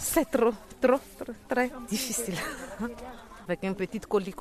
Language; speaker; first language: French; non-native, local second language; Malagasy